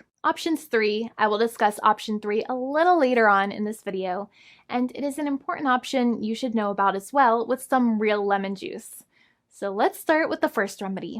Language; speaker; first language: English; native; English